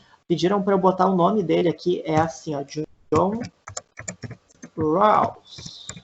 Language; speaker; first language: Portuguese; native; Portuguese